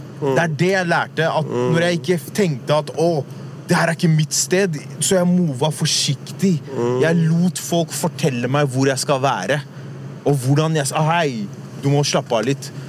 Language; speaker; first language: Norwegian; early bilingual, other home language; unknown